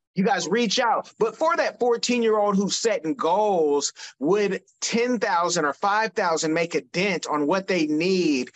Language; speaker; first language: English; native; English